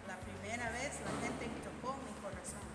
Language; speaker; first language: Spanish; non-native, fluent; English